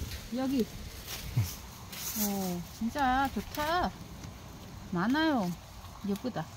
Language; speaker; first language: Korean; non-native, learner; Vietnamese